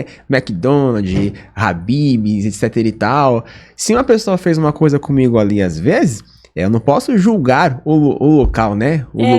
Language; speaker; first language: Portuguese; native; Portuguese